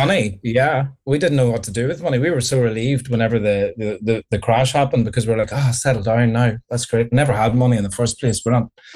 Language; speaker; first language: English; native; English